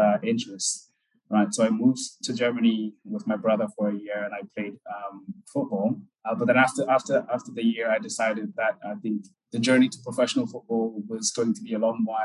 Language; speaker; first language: English; non-native, local second language; Akan